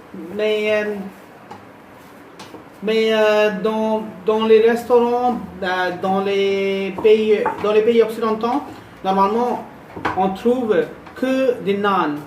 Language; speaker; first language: French; non-native, fluent; Hindi